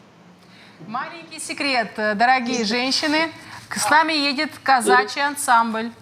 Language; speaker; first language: Russian; native; Russian